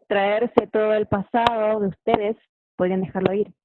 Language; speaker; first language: Spanish; native; Spanish